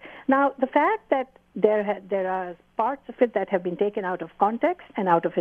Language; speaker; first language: English; non-native, local second language; Urdu